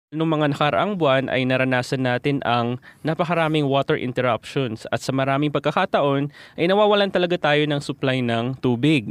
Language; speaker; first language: Filipino; native; Filipino